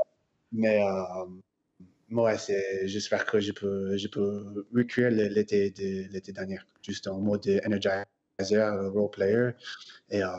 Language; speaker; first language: French; non-native, fluent; English